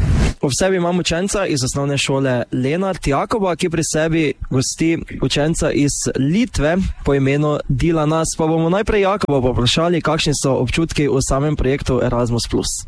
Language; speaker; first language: Slovenian; native; Slovenian